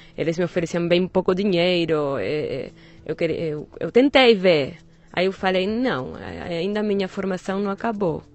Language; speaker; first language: Portuguese; non-native, fluent; Spanish